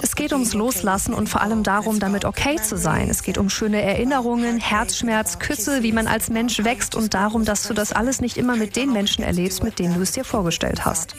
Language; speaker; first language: German; native; German